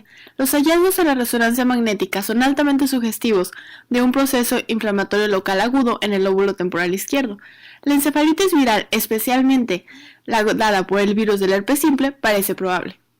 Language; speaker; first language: Spanish; native; Spanish